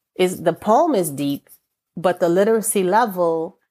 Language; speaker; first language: English; native; English